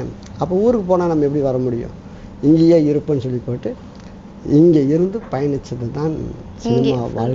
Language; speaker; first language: Tamil; native; Tamil